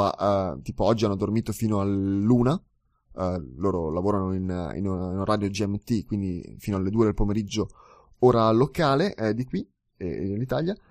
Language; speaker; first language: Italian; native; Italian